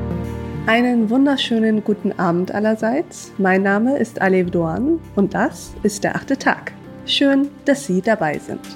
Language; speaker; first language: German; native; German